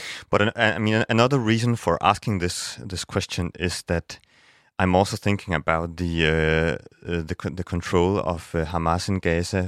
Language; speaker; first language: English; non-native, fluent; Danish